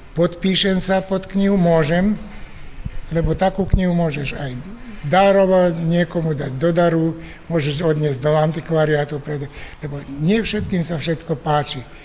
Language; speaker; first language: Slovak; native; Slovak